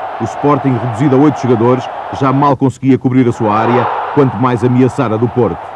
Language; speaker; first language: Portuguese; native; Portuguese